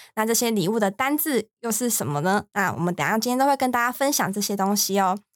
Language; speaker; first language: Chinese; native; Chinese